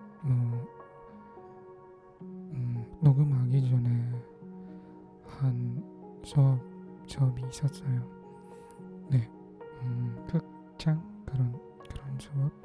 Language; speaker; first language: Korean; non-native, learner; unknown